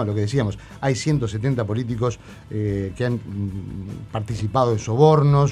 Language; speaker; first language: Spanish; native; Spanish